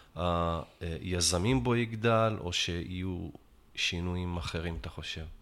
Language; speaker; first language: Hebrew; native; Hebrew